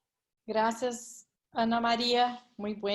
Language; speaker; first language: Spanish; non-native, learner; Portuguese